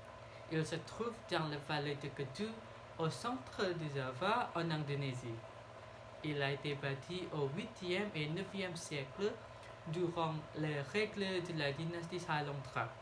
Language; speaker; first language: French; non-native, learner; Indonesian